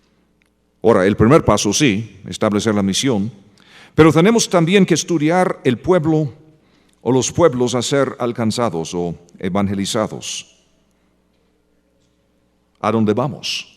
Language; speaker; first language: Spanish; non-native, fluent; English